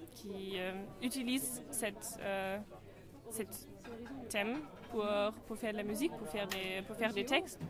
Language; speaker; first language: French; non-native, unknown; German